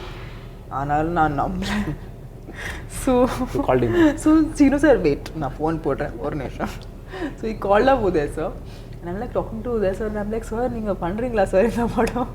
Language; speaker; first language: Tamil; non-native, fluent; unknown